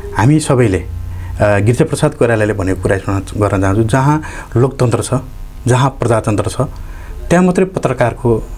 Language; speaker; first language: Nepali; native; Nepali